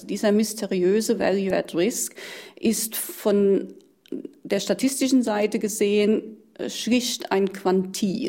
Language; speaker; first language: German; native; German